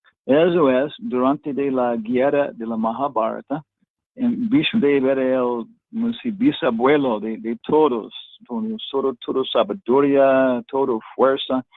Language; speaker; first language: Spanish; non-native, fluent; English